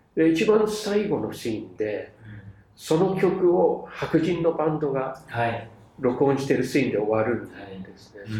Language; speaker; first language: Japanese; non-native, fluent; English